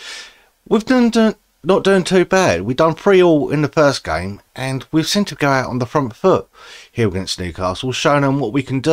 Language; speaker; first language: English; native; English